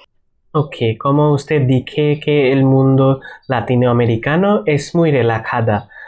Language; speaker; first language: Spanish; non-native, learner; Bangla